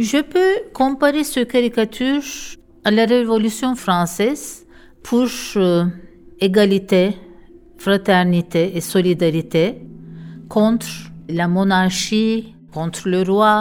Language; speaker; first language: French; non-native, fluent; Turkish